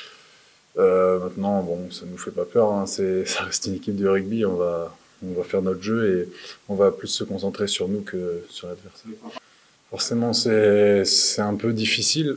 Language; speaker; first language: French; native; French